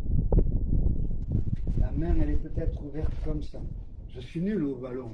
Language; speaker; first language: French; native; French